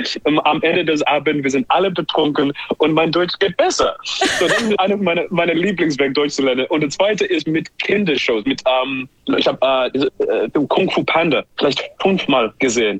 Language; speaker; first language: German; non-native, learner; English